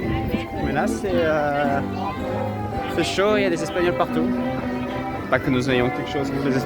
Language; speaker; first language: French; native; French